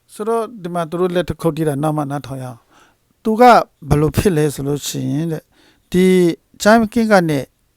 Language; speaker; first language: Burmese; non-native, local second language; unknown